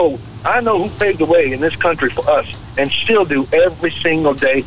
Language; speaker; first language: English; native; English